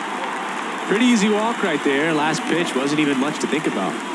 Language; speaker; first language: English; native; English